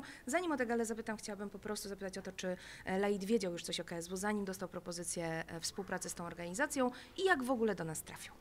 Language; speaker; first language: Polish; native; Polish